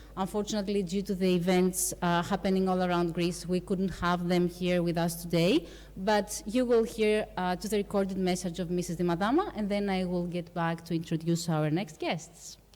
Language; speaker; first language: English; non-native, fluent; Greek